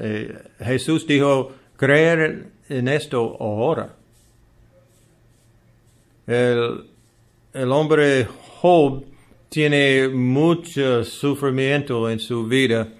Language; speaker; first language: Spanish; non-native, learner; English